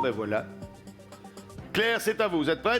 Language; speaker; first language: French; native; French